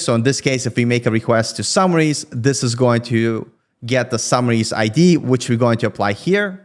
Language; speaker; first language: English; native; English